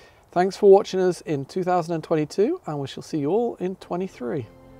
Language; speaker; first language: English; native; English